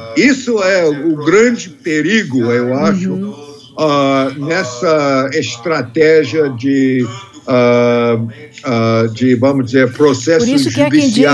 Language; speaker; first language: Portuguese; non-native, fluent; English